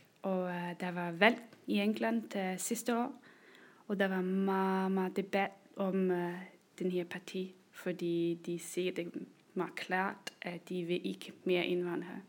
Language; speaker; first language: Danish; non-native, fluent; German